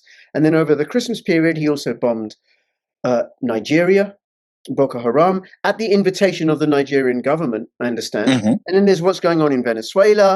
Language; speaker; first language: English; native; English